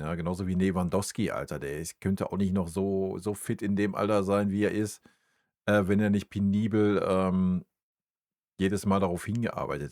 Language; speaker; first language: German; native; German